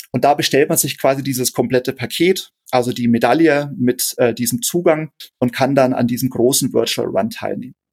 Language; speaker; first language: German; native; German